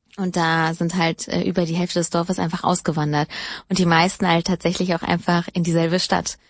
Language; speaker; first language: German; early bilingual, other home language; Italian